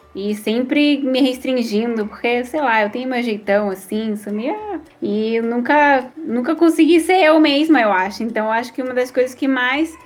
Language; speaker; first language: Portuguese; early bilingual, other home language; Spanish